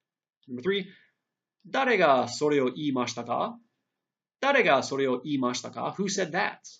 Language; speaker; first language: Japanese; non-native, fluent; English